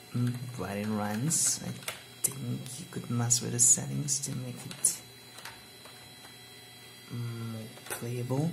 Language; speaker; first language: English; non-native, fluent; Hungarian